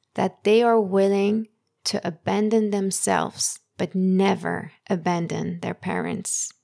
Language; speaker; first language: English; early bilingual, other home language; Persian